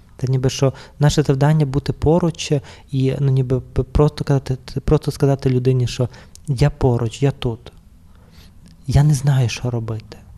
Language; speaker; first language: Ukrainian; native; Ukrainian